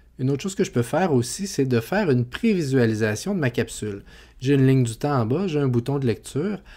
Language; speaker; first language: French; native; French